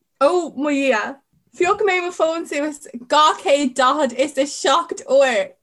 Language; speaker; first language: Irish; non-native, local second language; English